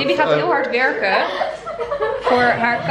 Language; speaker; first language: Dutch; native; Dutch